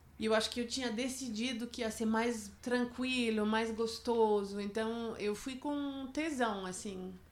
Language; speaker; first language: Portuguese; non-native, fluent; French